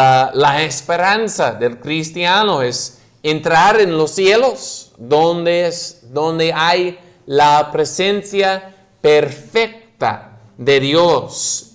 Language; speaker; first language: Spanish; non-native, fluent; English